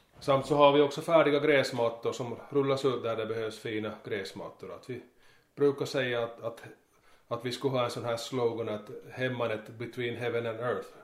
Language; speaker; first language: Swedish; native; Swedish